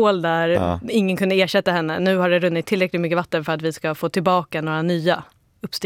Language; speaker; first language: Swedish; native; Swedish